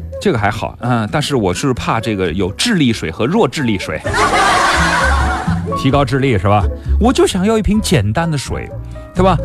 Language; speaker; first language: Chinese; native; Chinese